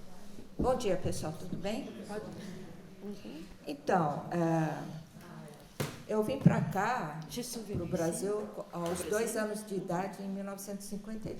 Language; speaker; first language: Portuguese; early bilingual, other home language; Chinese